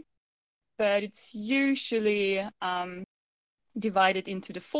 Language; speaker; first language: English; non-native, fluent; German